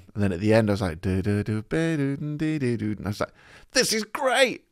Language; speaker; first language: English; native; English